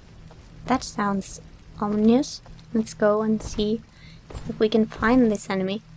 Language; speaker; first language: English; non-native, fluent; Norwegian